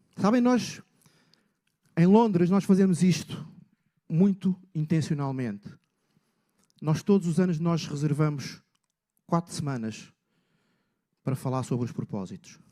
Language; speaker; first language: Portuguese; native; Portuguese